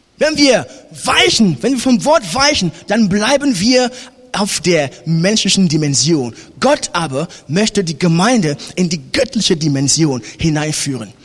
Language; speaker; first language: German; non-native, fluent; French